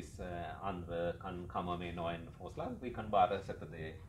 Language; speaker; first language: Norwegian; non-native, learner; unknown